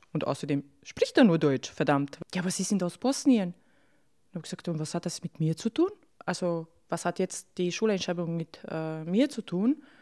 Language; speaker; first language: German; early bilingual, other home language; Bosnian